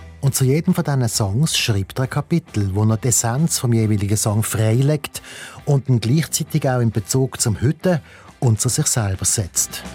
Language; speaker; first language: German; native; German